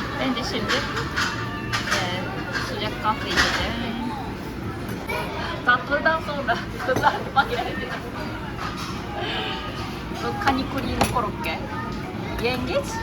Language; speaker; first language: Turkish; non-native, learner; Japanese